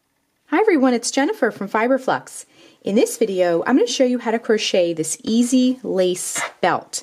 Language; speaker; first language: English; native; English